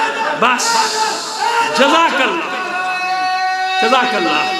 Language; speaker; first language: Urdu; native; Urdu